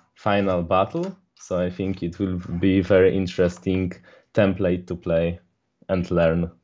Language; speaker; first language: English; non-native, fluent; Polish